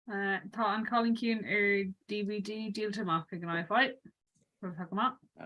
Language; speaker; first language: Irish; non-native, local second language; English